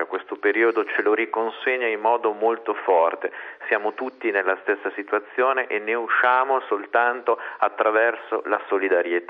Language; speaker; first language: Italian; native; Italian